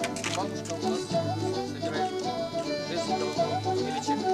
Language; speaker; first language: Russian; non-native, local second language; Kyrgyz